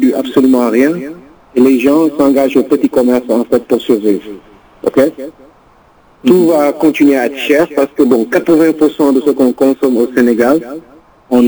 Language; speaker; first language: French; non-native, local second language; Wolof